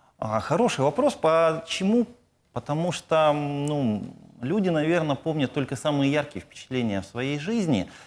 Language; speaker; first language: Russian; native; Russian